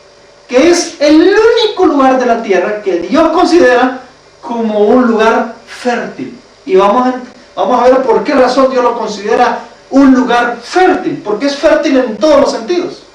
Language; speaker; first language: Spanish; native; Spanish